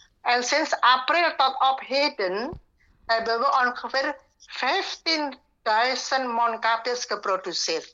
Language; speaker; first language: Dutch; non-native, learner; Indonesian